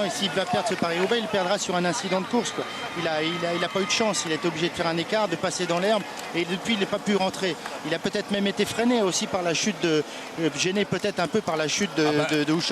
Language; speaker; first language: French; native; French